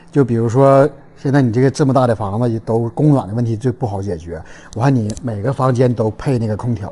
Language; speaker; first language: Chinese; native; Chinese